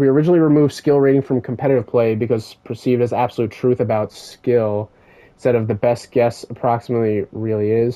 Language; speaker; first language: English; native; English